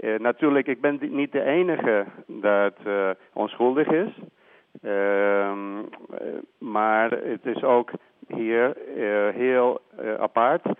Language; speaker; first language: Dutch; non-native, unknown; Spanish